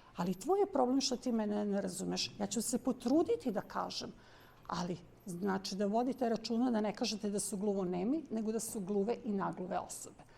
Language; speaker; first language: Bosnian; non-native, local second language; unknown